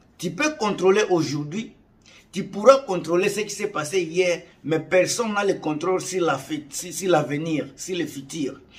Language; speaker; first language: French; non-native, local second language; Lingala